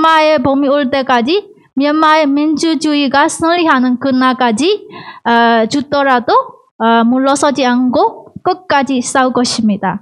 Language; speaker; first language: Korean; non-native, learner; Burmese